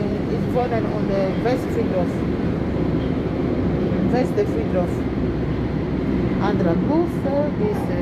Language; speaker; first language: German; non-native, learner; Lingala